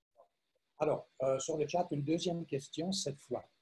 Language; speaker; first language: French; native; French